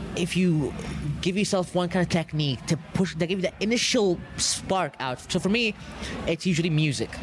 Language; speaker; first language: English; early bilingual, other home language; Arabic